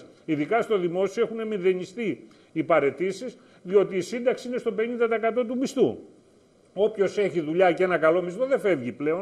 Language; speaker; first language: Greek; native; Greek